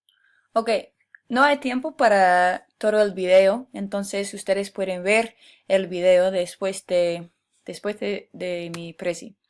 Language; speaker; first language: Spanish; non-native, fluent; English